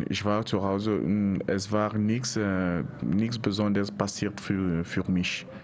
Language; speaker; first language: German; non-native, learner; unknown